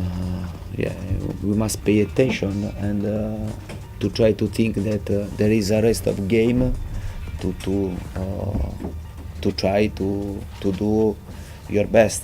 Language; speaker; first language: English; non-native, fluent; Italian